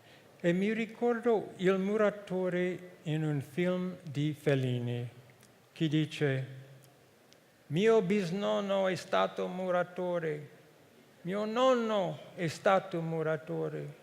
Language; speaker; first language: Italian; non-native, fluent; English